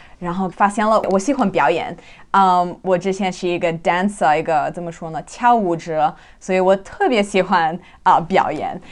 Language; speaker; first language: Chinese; non-native, learner; English